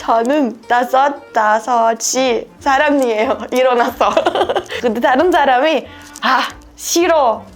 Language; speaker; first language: Korean; non-native, learner; Portuguese